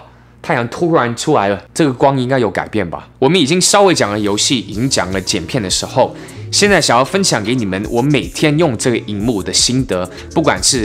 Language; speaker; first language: Chinese; early bilingual, heritage; English